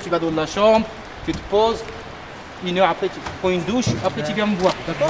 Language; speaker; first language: French; native; French